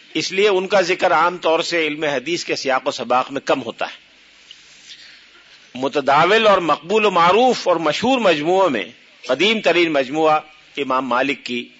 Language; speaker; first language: Urdu; native; Urdu